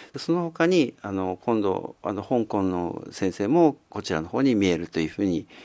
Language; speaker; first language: Japanese; native; Japanese